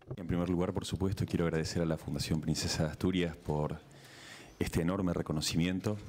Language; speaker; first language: Spanish; native; Spanish